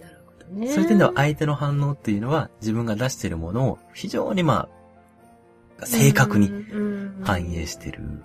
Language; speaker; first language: Japanese; native; Japanese